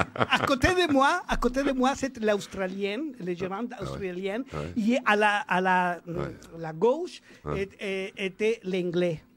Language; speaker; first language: French; non-native, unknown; Spanish